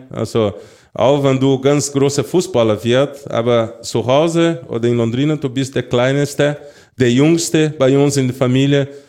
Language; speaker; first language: German; non-native, fluent; Portuguese